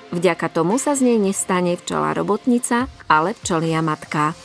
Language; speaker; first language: Slovak; native; Slovak